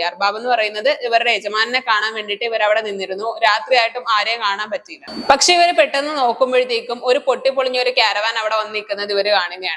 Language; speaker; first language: Malayalam; native; Malayalam